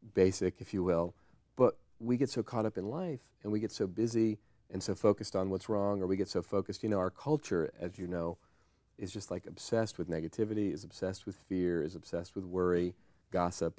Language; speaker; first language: English; native; English